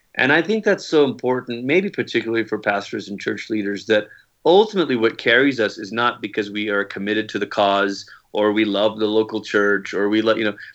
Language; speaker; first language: English; native; English